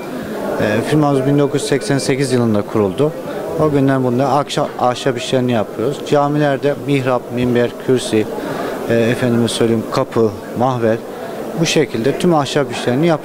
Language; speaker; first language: Turkish; native; Turkish